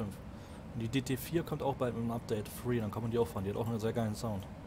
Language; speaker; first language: German; native; German